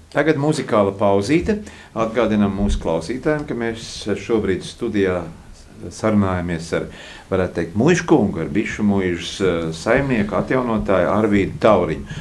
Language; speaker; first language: Latvian; native; Latvian